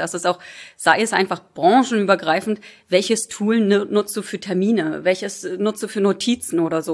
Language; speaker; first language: German; native; German